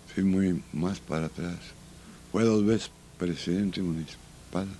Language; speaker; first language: Spanish; native; Spanish